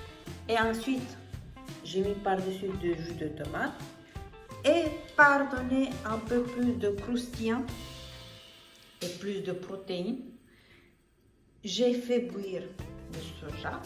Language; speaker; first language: French; non-native, fluent; Romanian